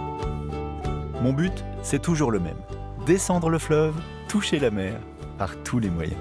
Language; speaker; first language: French; native; French